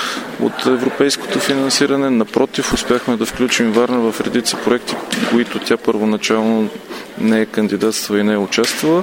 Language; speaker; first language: Bulgarian; native; Bulgarian